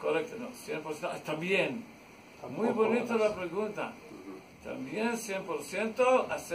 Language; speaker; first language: Spanish; non-native, learner; Hebrew